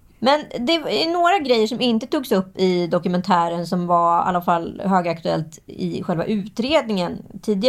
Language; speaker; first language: Swedish; native; Swedish